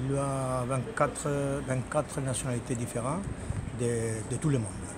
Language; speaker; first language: French; non-native, fluent; Spanish